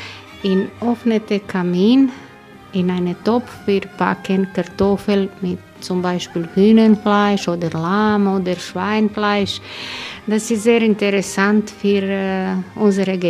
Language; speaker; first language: German; non-native, learner; Croatian